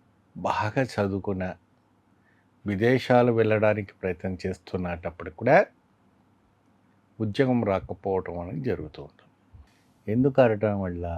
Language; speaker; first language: Telugu; non-native, fluent; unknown